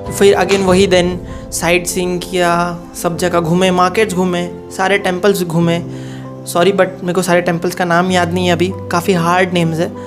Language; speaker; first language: Hindi; non-native, local second language; Marathi